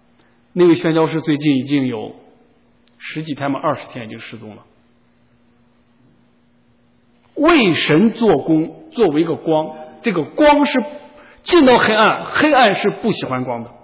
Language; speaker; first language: Chinese; native; Chinese